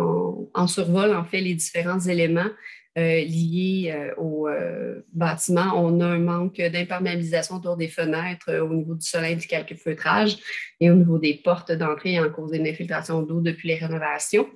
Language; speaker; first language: French; native; French